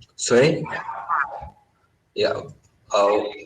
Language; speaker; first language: English; non-native, learner; Arabic